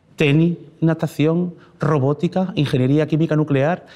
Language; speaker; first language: Spanish; native; Spanish